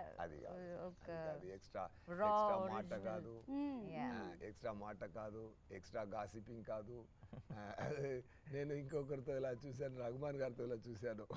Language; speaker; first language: Telugu; non-native, fluent; Tamil